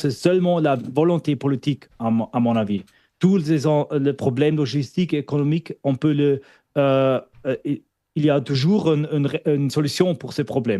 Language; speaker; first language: French; non-native, fluent; German